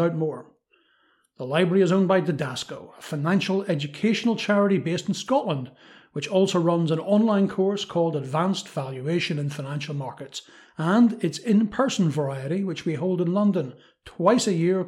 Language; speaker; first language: English; native; English